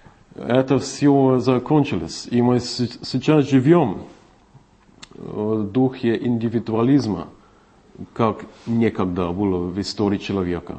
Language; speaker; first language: Russian; non-native, fluent; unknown